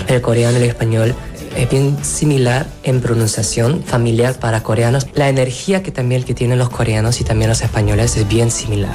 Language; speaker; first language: Spanish; non-native, fluent; Korean